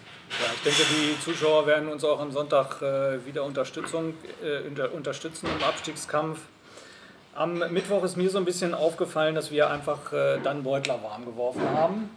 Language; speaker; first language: German; native; German